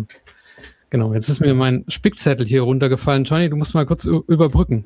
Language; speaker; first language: German; native; German